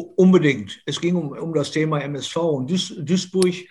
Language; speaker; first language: German; native; German